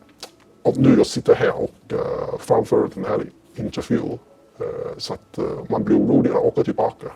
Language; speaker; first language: Swedish; non-native, fluent; Cantonese